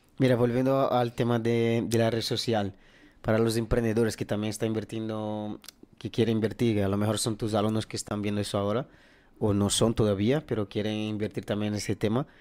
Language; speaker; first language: Spanish; non-native, fluent; Portuguese